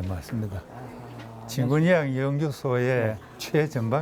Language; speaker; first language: Korean; native; Korean